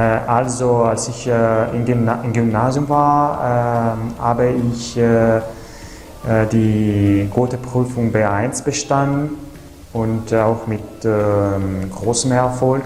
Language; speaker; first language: German; non-native, fluent; Italian